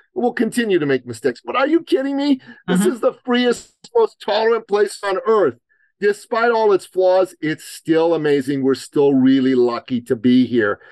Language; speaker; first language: English; early bilingual, other home language; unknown